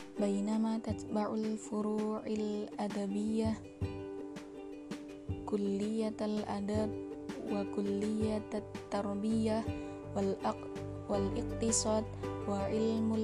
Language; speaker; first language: Arabic; non-native, learner; Indonesian